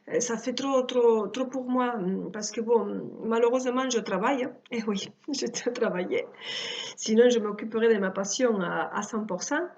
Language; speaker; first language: French; early bilingual, other home language; Spanish